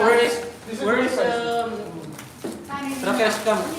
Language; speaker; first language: English; non-native, local second language; Filipino